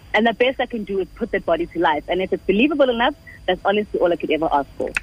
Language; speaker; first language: English; non-native, local second language; Xhosa